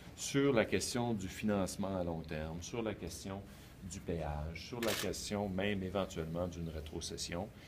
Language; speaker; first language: French; native; French